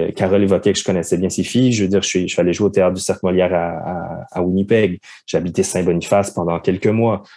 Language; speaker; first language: French; native; French